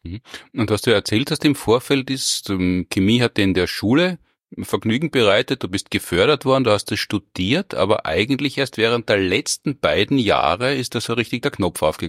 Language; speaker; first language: German; native; German